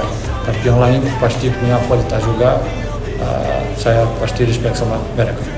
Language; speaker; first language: Indonesian; non-native, fluent; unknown